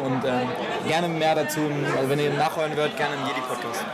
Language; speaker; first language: German; native; German